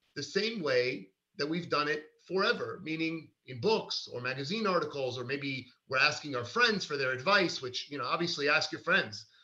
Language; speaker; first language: English; early bilingual, other home language; Hebrew